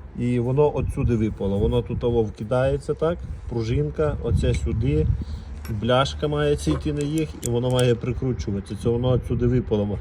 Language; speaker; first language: Ukrainian; native; Ukrainian